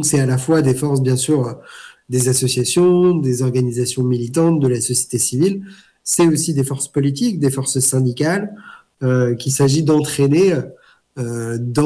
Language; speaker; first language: French; native; French